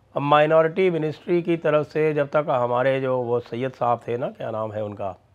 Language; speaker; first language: Hindi; native; Hindi